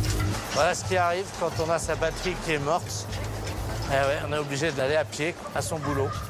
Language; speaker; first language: French; native; French